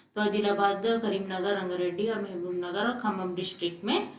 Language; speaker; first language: Hindi; non-native, local second language; Telugu